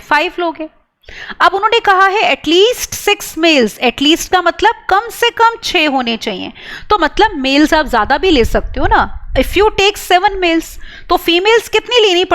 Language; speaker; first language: Hindi; native; Hindi